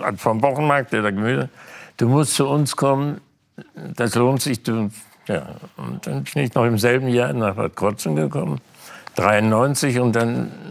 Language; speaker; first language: German; native; German